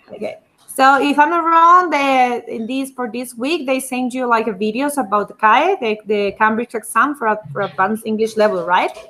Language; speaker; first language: English; non-native, fluent; Spanish